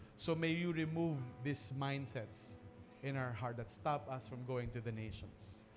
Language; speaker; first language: English; non-native, local second language; Filipino